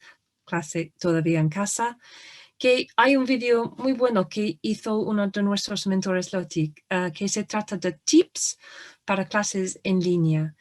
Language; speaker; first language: Spanish; non-native, fluent; English